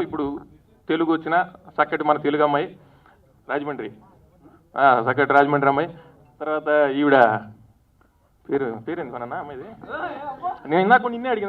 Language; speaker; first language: Telugu; native; Telugu